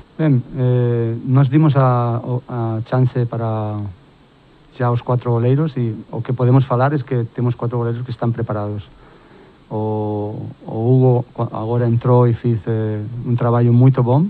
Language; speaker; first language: Portuguese; non-native, fluent; Spanish